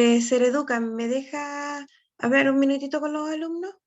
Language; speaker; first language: Spanish; native; Spanish